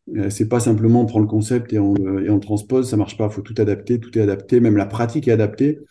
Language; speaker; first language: French; native; French